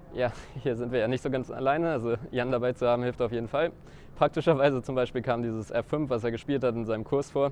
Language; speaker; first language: German; native; German